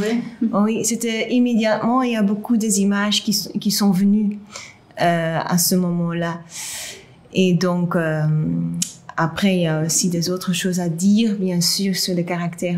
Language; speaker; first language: French; non-native, local second language; Dutch